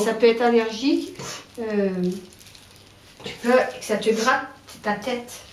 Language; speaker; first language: French; native; French